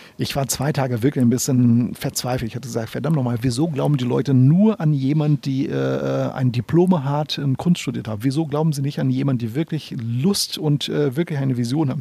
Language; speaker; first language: German; non-native, fluent; Portuguese